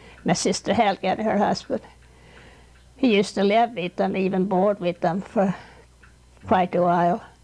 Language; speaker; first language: English; non-native, fluent; Swedish